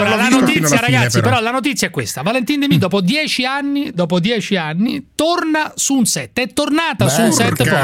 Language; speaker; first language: Italian; native; Italian